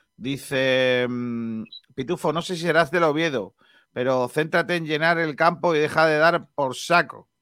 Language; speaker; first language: Spanish; native; Spanish